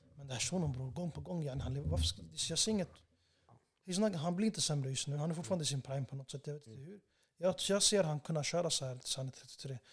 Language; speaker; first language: Swedish; early bilingual, other home language; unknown